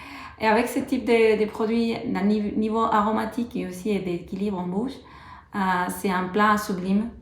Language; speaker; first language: French; non-native, fluent; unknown